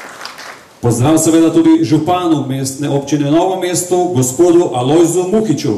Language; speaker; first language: Slovenian; native; Slovenian